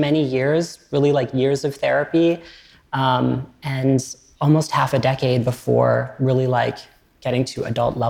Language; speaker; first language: English; native; English